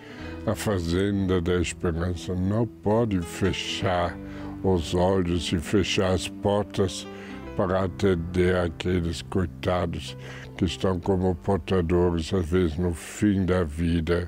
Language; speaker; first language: Portuguese; non-native, fluent; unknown